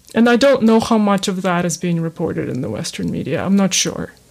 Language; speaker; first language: English; early bilingual, other home language; Ukrainian